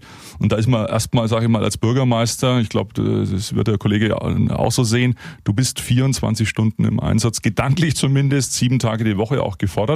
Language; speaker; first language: German; native; German